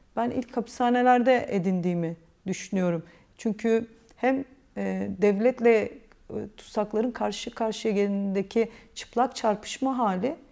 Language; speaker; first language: Turkish; native; Turkish